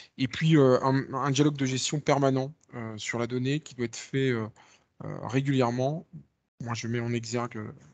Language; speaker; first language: French; native; French